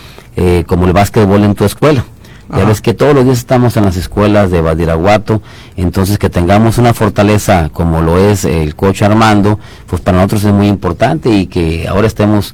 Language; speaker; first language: Spanish; native; Spanish